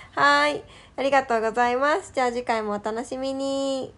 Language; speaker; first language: Japanese; native; Japanese